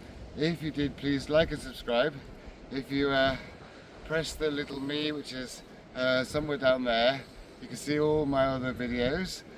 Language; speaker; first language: English; native; English